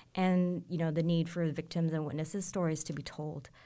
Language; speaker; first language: English; non-native, local second language; Cantonese